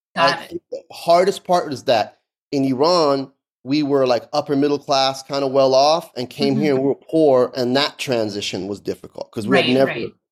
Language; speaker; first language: English; early bilingual, other home language; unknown